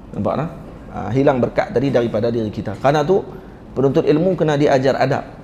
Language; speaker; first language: Malay; native; Malay